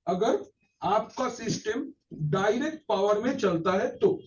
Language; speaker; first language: Hindi; non-native, local second language; Bangla